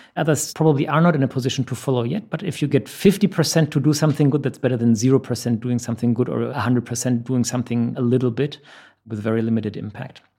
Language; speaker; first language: English; non-native, fluent; German